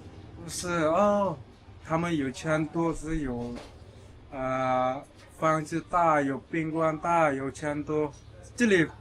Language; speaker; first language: Chinese; non-native, learner; Lao